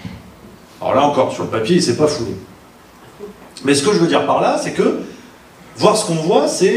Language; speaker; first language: French; native; French